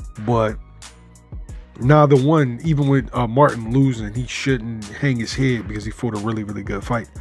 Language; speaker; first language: English; native; English